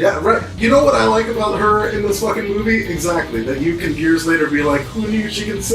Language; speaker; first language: English; native; English